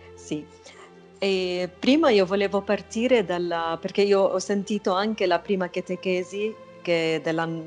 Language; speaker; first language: Italian; non-native, fluent; Arabic